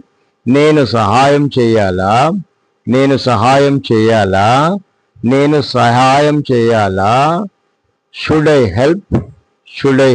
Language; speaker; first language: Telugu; non-native, fluent; Hindi